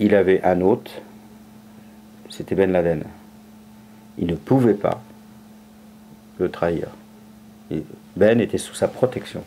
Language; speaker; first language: French; native; French